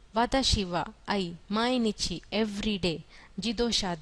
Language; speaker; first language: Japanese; non-native, fluent; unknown